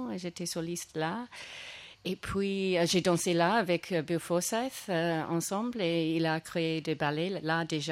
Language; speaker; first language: French; non-native, fluent; English